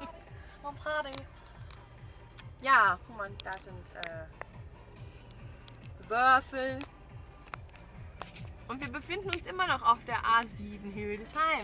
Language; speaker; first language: German; native; German